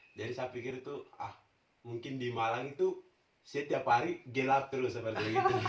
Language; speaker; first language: Indonesian; non-native, local second language; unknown